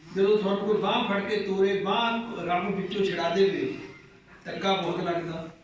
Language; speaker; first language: Punjabi; native; Punjabi